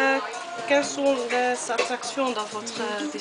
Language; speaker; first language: French; non-native, learner; Dutch